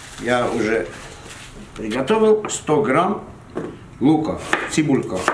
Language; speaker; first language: Russian; non-native, fluent; Armenian